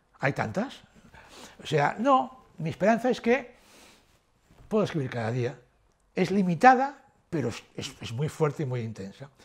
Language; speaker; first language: Spanish; native; Spanish